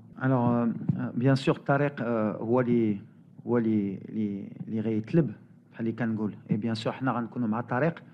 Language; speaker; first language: French; native; French